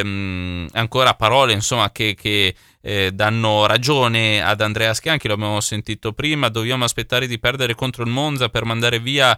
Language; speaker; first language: Italian; native; Italian